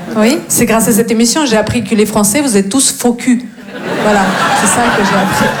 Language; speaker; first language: French; non-native, fluent; Russian